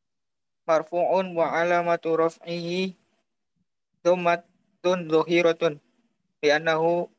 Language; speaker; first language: Arabic; non-native, learner; Indonesian